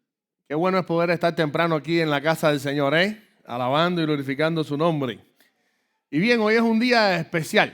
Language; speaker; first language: Spanish; native; Spanish